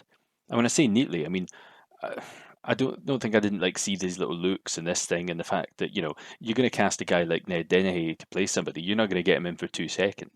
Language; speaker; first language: English; native; English